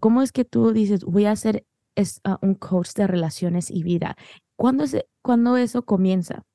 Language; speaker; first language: Spanish; early bilingual, heritage; Spanish